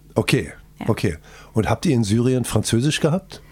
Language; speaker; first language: German; native; German